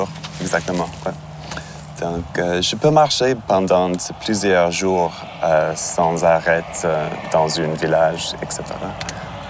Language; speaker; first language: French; non-native, local second language; English